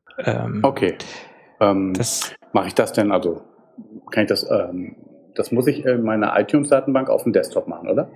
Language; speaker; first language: German; native; German